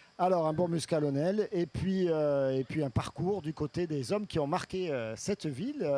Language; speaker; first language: French; native; French